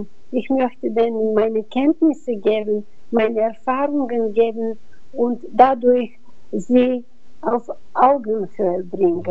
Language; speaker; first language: German; non-native, fluent; Bulgarian